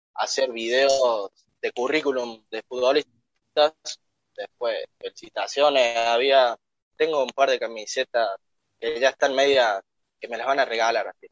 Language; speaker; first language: Spanish; native; Spanish